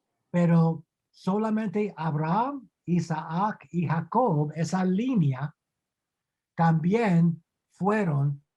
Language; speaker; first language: Spanish; non-native, fluent; English